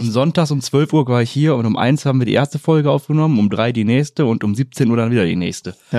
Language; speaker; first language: German; native; German